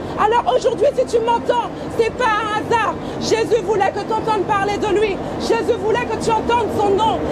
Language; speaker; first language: French; native; French